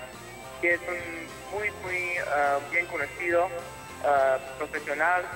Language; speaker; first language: Spanish; early bilingual, heritage; English